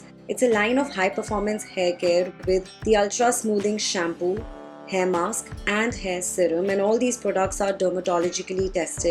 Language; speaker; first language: English; non-native, local second language; Hindi